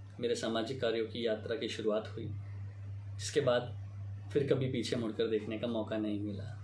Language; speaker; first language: Hindi; native; Hindi